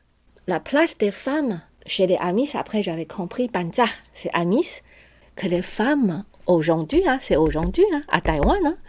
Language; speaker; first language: French; non-native, fluent; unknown